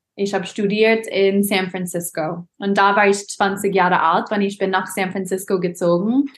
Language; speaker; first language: German; non-native, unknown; English